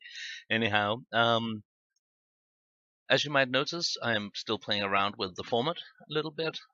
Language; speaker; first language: English; non-native, fluent; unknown